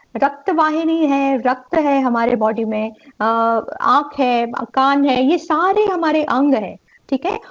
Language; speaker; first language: Hindi; non-native, local second language; Gujarati